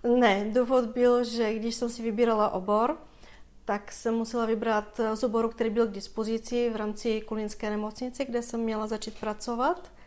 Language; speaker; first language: Czech; non-native, fluent; Bulgarian